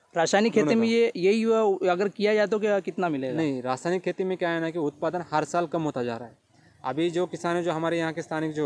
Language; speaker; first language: Hindi; non-native, local second language; Marathi